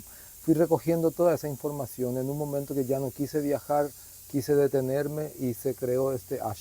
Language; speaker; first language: Spanish; native; Spanish